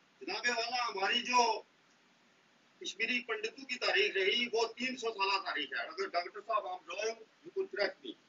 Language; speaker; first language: Urdu; non-native, local second language; Pahari-Potwari